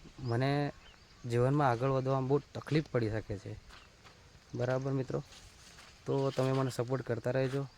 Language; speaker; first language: Gujarati; non-native, local second language; Bhili